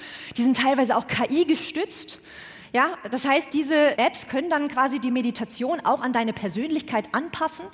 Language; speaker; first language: German; native; German